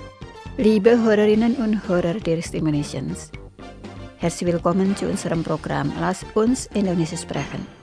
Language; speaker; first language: German; non-native, fluent; Indonesian